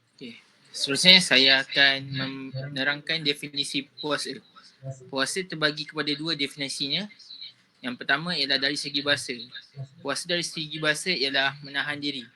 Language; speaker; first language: Malay; native; Malay